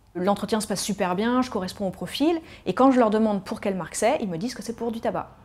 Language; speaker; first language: French; native; French